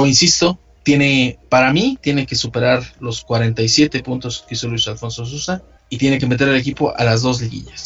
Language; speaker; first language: Spanish; native; Spanish